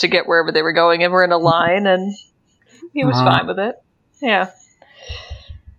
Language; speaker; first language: English; native; English